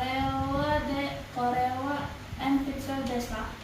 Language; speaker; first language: Danish; non-native, learner; Indonesian